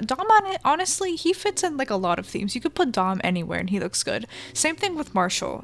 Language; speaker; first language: English; native; English